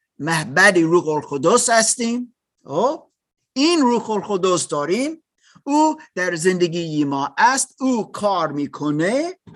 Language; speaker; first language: Persian; non-native, learner; German